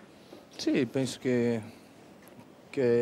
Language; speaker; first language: Italian; non-native, fluent; Spanish